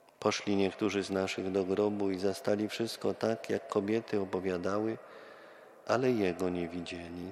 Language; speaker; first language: Polish; native; Polish